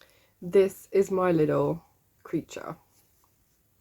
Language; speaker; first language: English; native; English